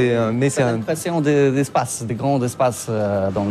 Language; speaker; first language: French; non-native, learner; Polish